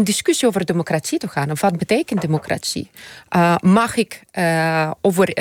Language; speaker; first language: Dutch; non-native, fluent; Ukrainian